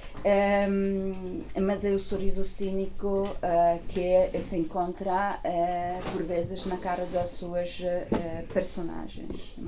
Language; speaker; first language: Portuguese; non-native, fluent; Italian